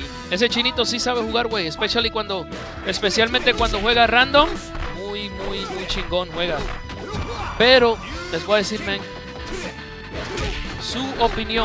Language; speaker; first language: Spanish; early bilingual, heritage; Spanish